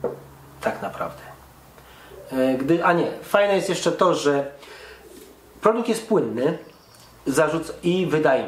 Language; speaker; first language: Polish; native; Polish